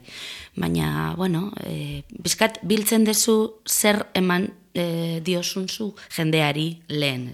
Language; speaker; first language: Basque; non-native, local second language; Spanish